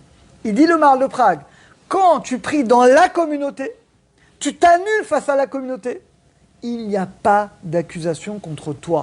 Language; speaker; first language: French; native; French